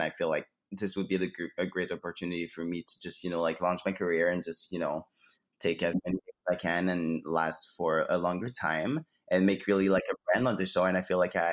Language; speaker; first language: English; native; English